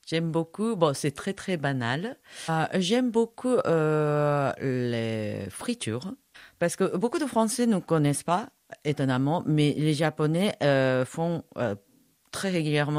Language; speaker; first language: French; non-native, fluent; Japanese